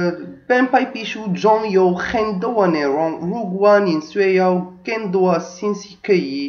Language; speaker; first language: Chinese; non-native, learner; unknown